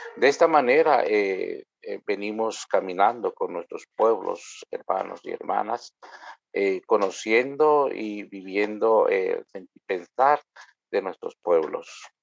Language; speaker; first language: Spanish; non-native, local second language; Kʼicheʼ